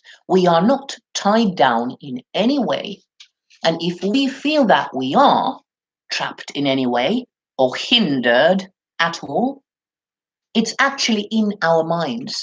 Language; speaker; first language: English; non-native, fluent; Finnish